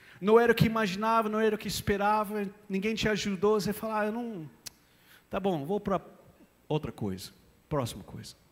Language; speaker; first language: Portuguese; non-native, fluent; English